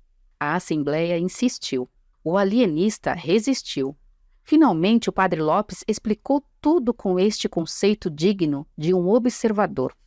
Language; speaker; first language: Portuguese; native; Portuguese